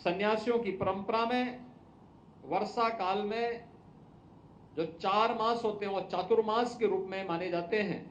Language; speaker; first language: Hindi; native; Hindi